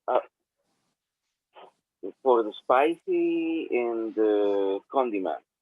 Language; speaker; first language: English; non-native, learner; Spanish